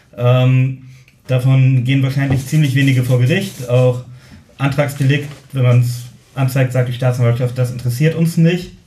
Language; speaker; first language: German; native; German